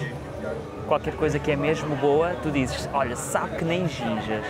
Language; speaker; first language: Portuguese; native; Portuguese